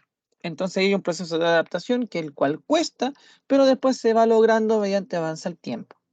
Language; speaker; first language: Spanish; native; Spanish